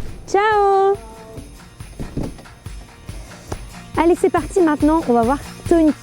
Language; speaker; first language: French; native; French